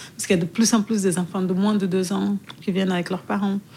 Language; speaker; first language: French; non-native, fluent; Portuguese